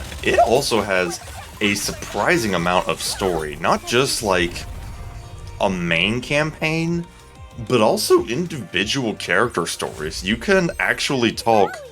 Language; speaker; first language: English; native; English